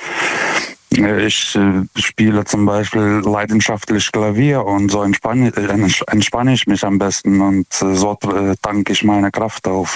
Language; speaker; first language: German; non-native, fluent; Lithuanian